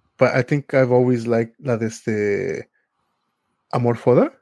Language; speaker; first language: English; early bilingual, other home language; Spanish